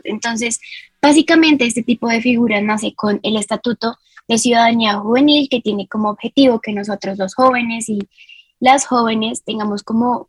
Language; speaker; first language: Spanish; native; Spanish